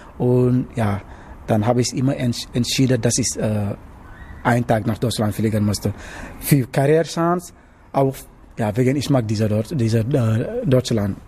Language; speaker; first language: German; non-native, learner; Wolof